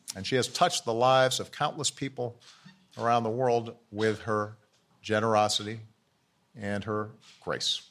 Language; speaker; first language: English; native; English